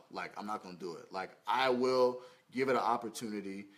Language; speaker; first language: English; native; English